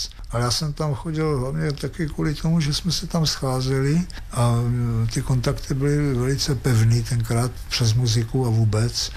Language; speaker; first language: Czech; native; Czech